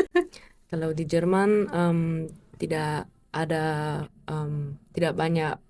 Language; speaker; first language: Indonesian; non-native, learner; German